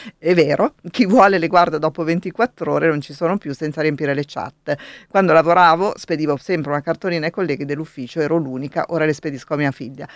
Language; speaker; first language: Italian; native; Italian